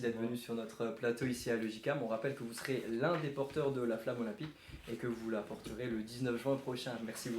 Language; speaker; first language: French; native; French